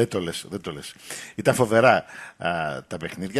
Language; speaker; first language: Greek; native; Greek